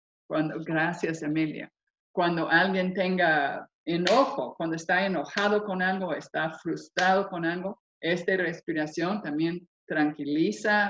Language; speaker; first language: Spanish; non-native, fluent; English